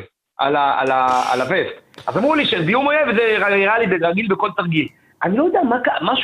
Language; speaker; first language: Hebrew; native; Hebrew